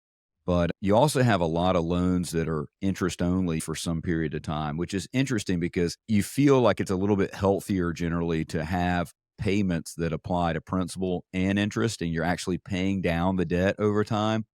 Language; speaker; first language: English; native; English